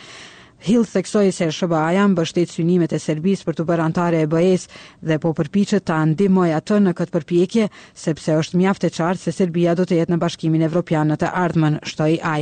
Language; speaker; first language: Albanian; native; Albanian